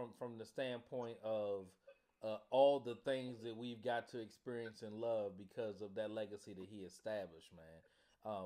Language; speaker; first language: English; native; English